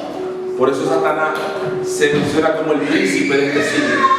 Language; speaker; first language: Spanish; native; Spanish